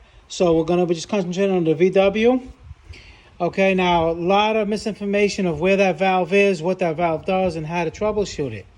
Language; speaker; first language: English; native; English